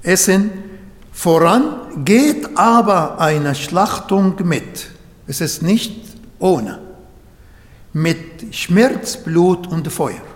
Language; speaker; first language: German; non-native, fluent; Arabic